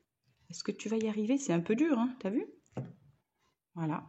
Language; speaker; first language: French; native; French